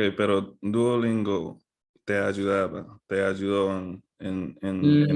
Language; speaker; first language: Spanish; non-native, fluent; English